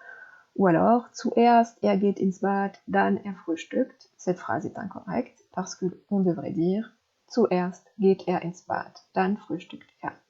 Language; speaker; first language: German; non-native, fluent; French